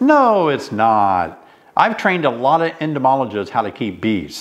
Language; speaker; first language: English; native; English